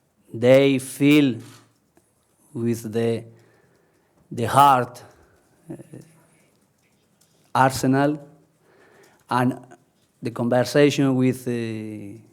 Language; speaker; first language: English; non-native, learner; Spanish